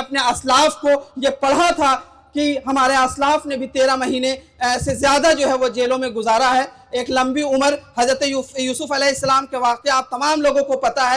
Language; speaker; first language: Hindi; native; Hindi